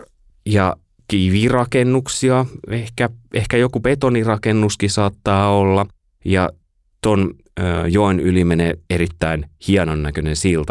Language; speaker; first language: Finnish; native; Finnish